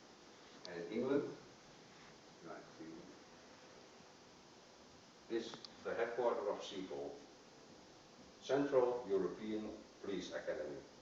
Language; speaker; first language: English; non-native, fluent; Dutch